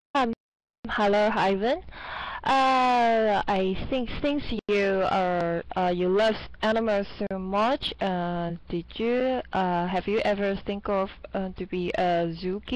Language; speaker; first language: English; non-native, fluent; Chinese